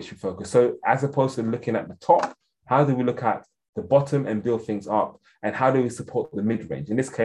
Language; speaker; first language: English; native; English